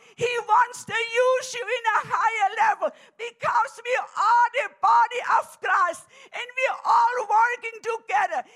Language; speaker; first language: English; non-native, fluent; German